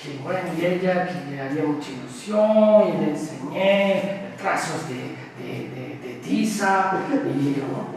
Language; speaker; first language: Spanish; non-native, local second language; Galician